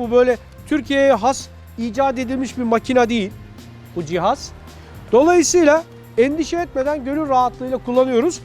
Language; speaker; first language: Turkish; native; Turkish